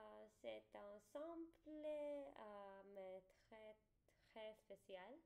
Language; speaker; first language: French; non-native, learner; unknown